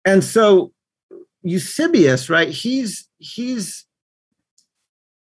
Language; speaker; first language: English; native; English